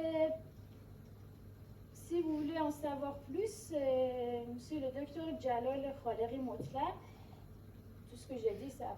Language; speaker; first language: French; non-native, fluent; Persian